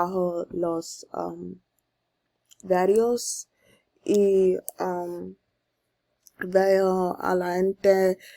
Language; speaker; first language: Spanish; non-native, learner; English